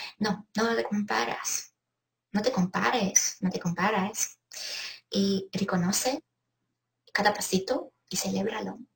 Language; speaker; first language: Spanish; non-native, fluent; Ukrainian